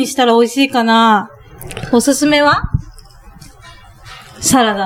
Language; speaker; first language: Japanese; native; Japanese